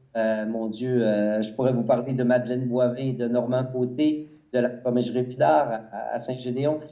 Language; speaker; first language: French; native; French